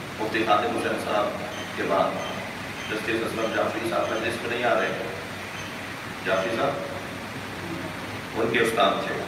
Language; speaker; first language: Urdu; non-native, local second language; Sindhi